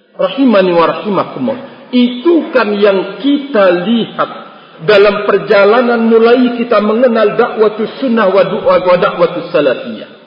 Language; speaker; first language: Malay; non-native, local second language; Sasak